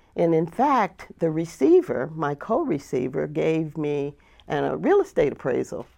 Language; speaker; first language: English; native; English